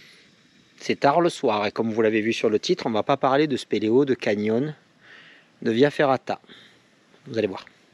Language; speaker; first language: French; native; French